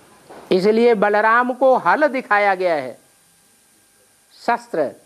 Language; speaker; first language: Hindi; native; Hindi